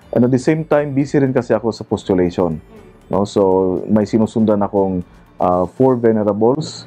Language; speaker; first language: Filipino; native; Filipino